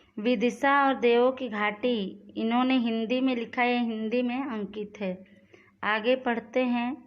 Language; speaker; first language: Hindi; non-native, local second language; Gujarati